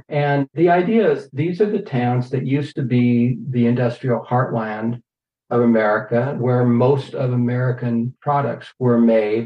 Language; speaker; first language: English; native; English